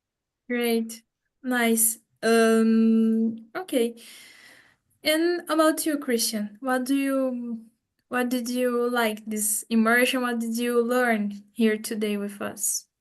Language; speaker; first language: English; non-native, fluent; Portuguese